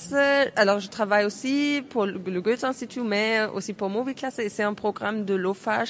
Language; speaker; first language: French; non-native, fluent; German